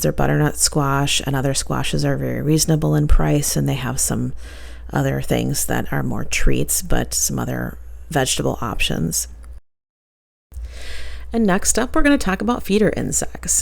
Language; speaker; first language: English; native; English